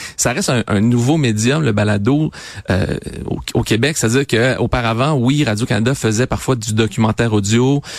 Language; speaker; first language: French; native; French